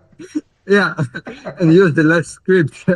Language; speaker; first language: English; non-native, learner; Dutch